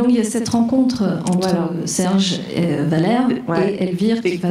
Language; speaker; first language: French; native; French